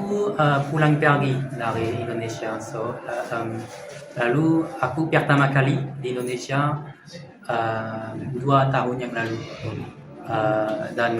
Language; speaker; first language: Indonesian; non-native, learner; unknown